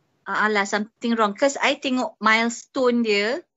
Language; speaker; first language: English; non-native, local second language; Malay